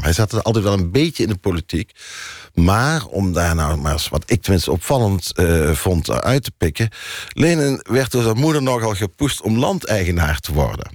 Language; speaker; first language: Dutch; native; Dutch